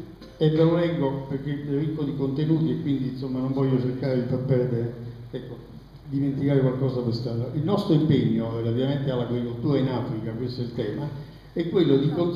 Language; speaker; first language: Italian; native; Italian